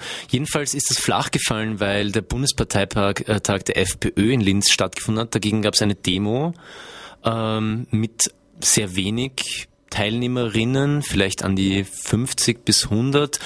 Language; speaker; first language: German; native; German